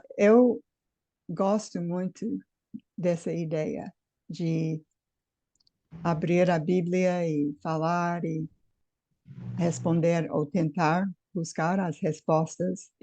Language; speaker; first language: Portuguese; non-native, fluent; English